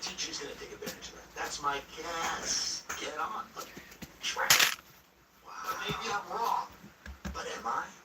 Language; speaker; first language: English; native; English